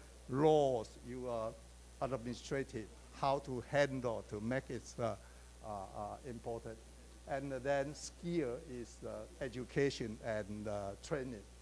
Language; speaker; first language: English; non-native, fluent; Chinese